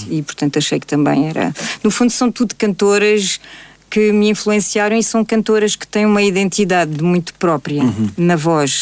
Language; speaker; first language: Portuguese; native; Portuguese